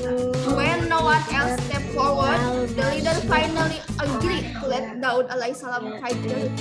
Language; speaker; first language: English; non-native, local second language; Indonesian